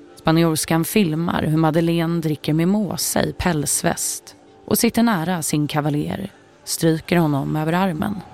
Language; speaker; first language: Swedish; native; Swedish